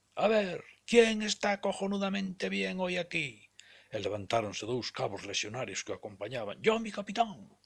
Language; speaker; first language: Spanish; non-native, local second language; Galician